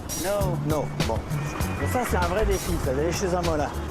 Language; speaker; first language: French; native; French